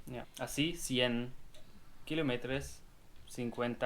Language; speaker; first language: Spanish; non-native, learner; German